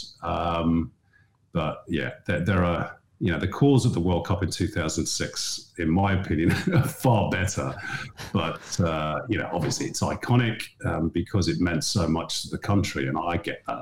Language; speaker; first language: English; native; English